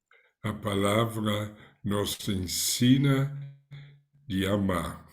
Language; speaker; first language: Portuguese; non-native, fluent; German